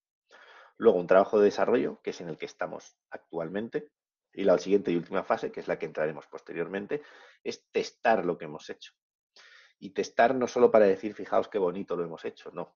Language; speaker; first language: Spanish; native; Spanish